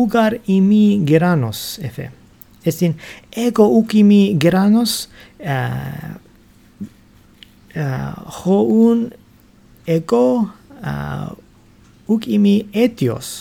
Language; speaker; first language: Greek; non-native, learner; English